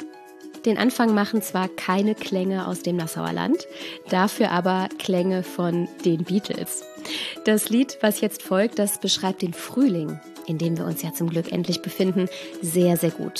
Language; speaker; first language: German; native; German